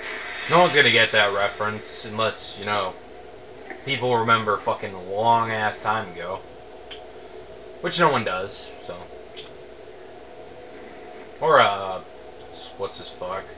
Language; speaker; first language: English; native; English